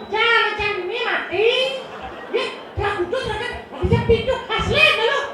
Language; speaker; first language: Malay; non-native, local second language; Balinese